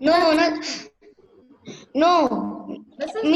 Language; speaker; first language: English; non-native, learner; Arabic